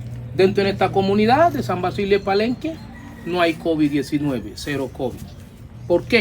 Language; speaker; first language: Spanish; native; Spanish